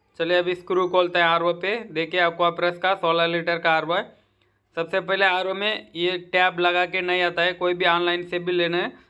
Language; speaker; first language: Hindi; non-native, local second language; Tamil